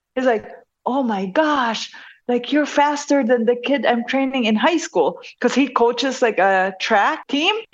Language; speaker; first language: English; non-native, local second language; Hiligaynon